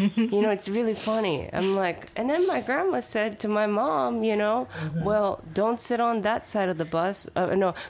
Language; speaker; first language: English; early bilingual, other home language; Chinese